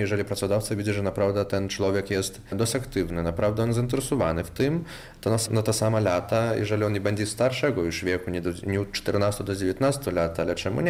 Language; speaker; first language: Polish; non-native, local second language; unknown